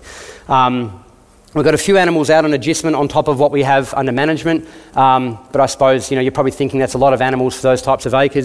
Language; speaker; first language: English; native; English